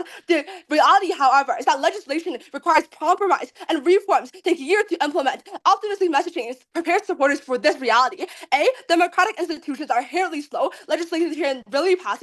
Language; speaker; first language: English; non-native, fluent; Chinese